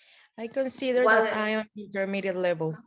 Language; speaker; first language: English; non-native, learner; Spanish